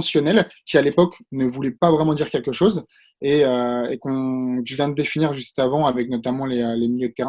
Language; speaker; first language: French; native; French